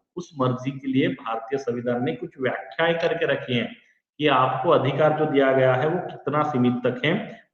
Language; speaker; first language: Hindi; non-native, local second language; Marathi